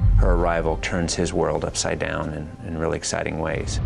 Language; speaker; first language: English; native; English